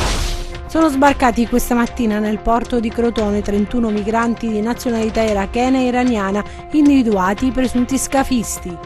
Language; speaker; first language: Italian; native; Italian